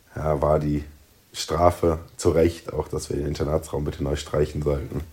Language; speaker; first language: German; native; German